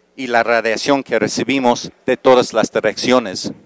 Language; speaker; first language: Spanish; non-native, fluent; English